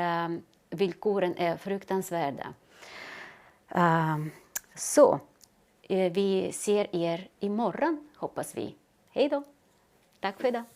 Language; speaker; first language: Swedish; non-native, fluent; Russian